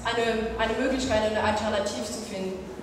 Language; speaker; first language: German; non-native, fluent; French